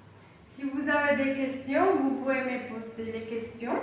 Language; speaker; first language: French; non-native, fluent; Spanish